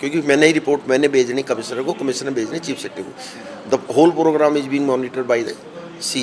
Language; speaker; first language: Hindi; native; Hindi